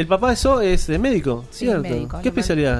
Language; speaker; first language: Spanish; native; Spanish